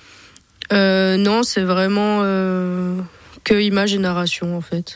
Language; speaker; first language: French; native; French